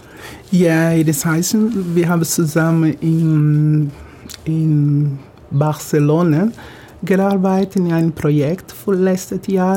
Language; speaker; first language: German; non-native, fluent; Portuguese